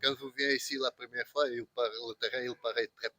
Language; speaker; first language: French; non-native, learner; Portuguese